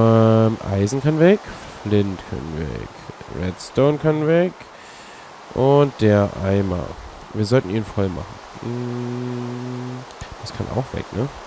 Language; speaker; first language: German; native; German